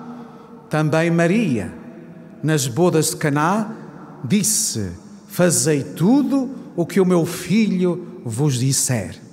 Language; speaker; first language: Portuguese; native; Portuguese